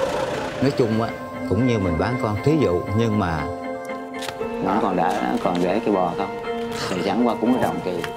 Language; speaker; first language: Vietnamese; native; Vietnamese